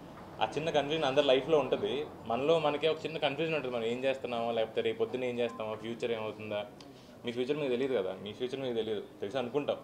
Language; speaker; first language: Telugu; native; Telugu